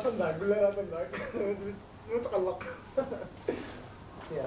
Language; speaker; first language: Dutch; non-native, learner; Arabic